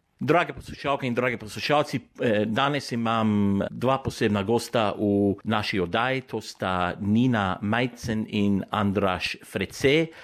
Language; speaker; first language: Slovenian; early bilingual, heritage; Slovenian